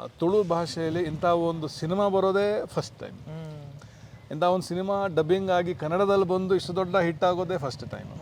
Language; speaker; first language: Kannada; non-native, local second language; Tulu